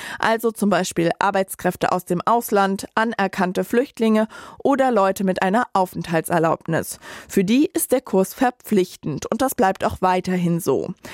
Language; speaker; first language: German; native; German